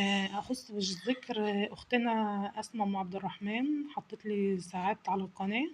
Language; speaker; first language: Arabic; native; Arabic